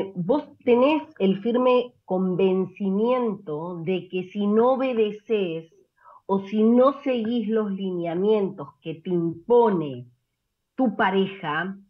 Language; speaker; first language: Spanish; native; Spanish